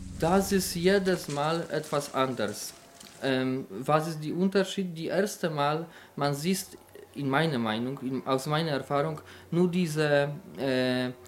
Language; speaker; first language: German; non-native, learner; Polish